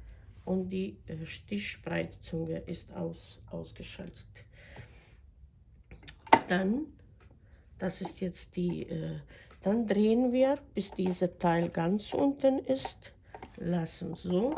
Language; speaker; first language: German; non-native, fluent; Croatian